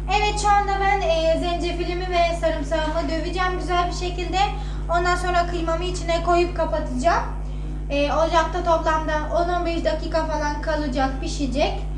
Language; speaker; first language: Turkish; native; Turkish